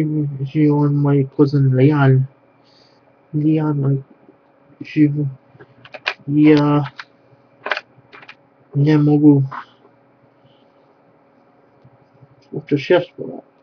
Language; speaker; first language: Russian; non-native, learner; English